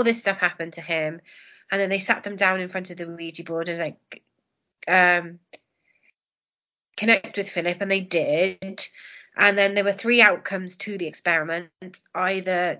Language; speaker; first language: English; non-native, local second language; Welsh